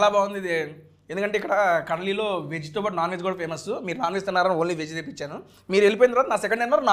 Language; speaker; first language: Telugu; native; Telugu